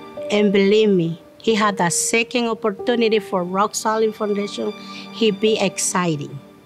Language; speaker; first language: English; non-native, learner; Spanish